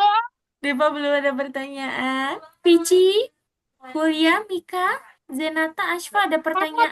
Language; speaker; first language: Indonesian; native; Indonesian